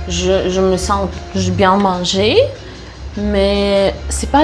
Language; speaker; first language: French; non-native, fluent; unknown